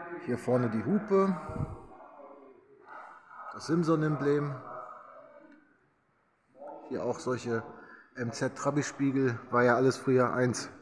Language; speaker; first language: German; native; German